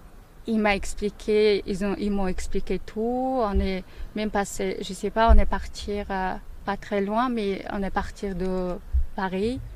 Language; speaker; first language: French; non-native, learner; Mongolian